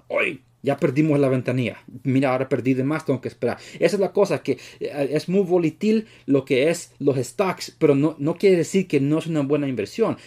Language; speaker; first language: Spanish; early bilingual, heritage; Spanish